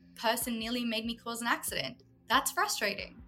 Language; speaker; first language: English; native; English